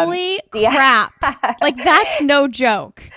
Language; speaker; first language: English; native; English